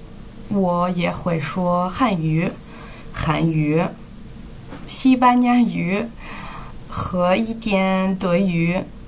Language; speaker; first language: Chinese; non-native, learner; French